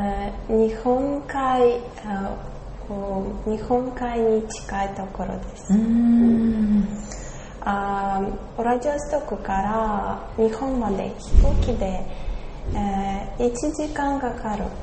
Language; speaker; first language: Japanese; non-native, learner; Russian